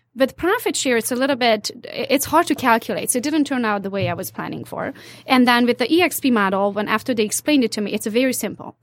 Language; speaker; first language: English; non-native, fluent; Hungarian